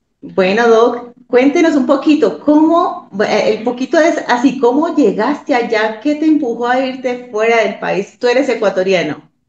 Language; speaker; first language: Spanish; native; Spanish